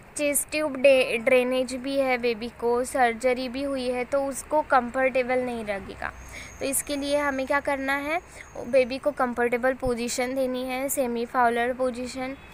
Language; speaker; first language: Hindi; non-native, local second language; Marathi